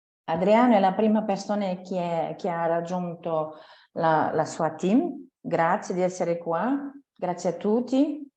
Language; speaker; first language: Italian; non-native, fluent; French